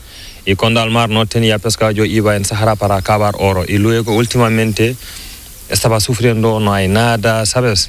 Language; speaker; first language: Spanish; non-native, learner; Fula